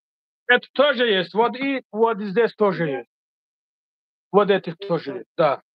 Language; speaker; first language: Russian; non-native, fluent; Tajik